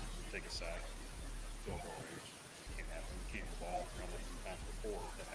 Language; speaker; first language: English; native; English